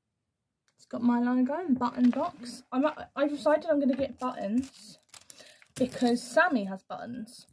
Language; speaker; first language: English; native; English